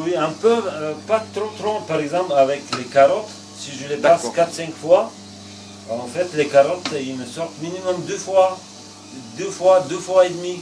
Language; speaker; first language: French; non-native, fluent; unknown